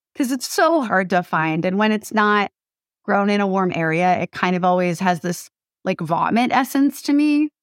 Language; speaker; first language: English; native; English